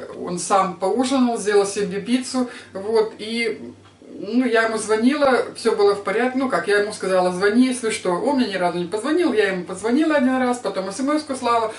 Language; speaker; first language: Russian; native; Russian